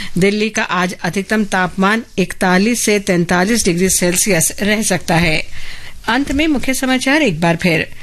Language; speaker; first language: Hindi; native; Hindi